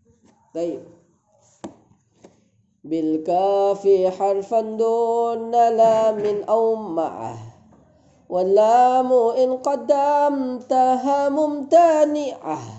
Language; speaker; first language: Arabic; non-native, fluent; Indonesian